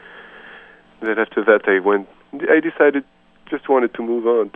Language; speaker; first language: English; non-native, fluent; French